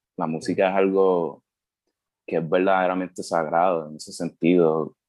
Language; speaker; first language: Spanish; native; Spanish